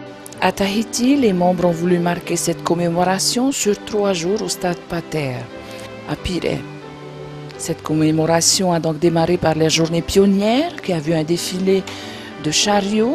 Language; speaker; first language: French; native; French